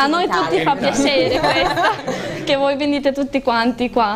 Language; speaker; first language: Italian; non-native, learner; Russian